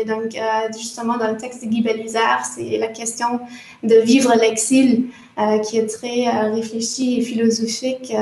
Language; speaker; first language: French; non-native, fluent; German